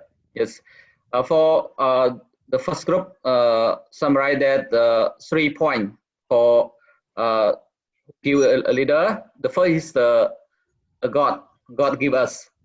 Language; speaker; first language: English; non-native, learner; Khmer